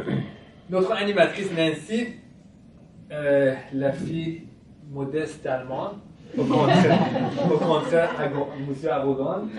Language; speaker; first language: French; non-native, fluent; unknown